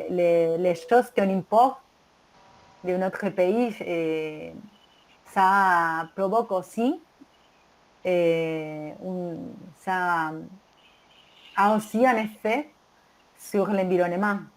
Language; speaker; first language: French; non-native, learner; Spanish